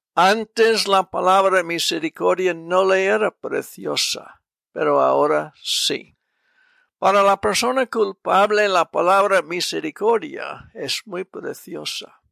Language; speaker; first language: Spanish; non-native, fluent; English